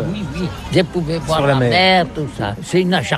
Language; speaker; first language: French; non-native, learner; Catalan